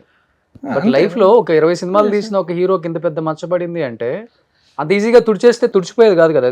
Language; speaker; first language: Telugu; native; Telugu